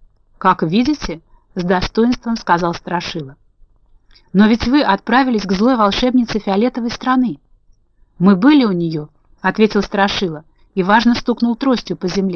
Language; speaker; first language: Russian; native; Russian